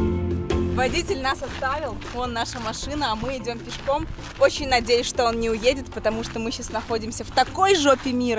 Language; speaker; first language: Russian; native; Russian